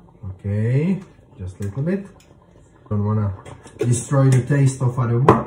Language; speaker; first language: English; non-native, fluent; Czech